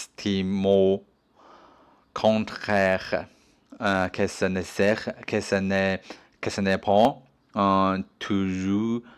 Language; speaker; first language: French; non-native, learner; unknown